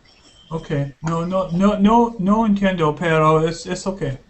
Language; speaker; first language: Spanish; non-native, learner; English